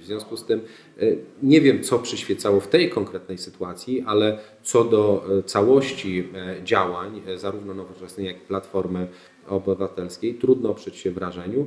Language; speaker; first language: Polish; native; Polish